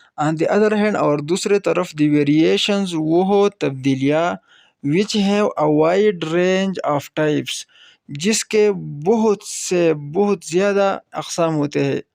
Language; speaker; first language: Urdu; non-native, local second language; Pashto